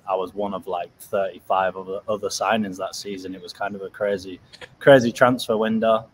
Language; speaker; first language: English; native; English